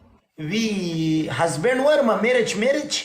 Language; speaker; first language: English; non-native, learner; Pashto